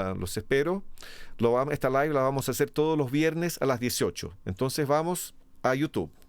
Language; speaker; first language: Spanish; early bilingual, other home language; Portuguese